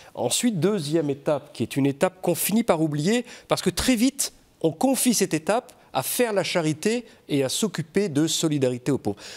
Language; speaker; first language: French; native; French